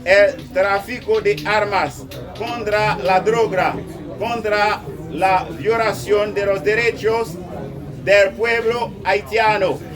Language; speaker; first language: Spanish; non-native, local second language; Haitian Creole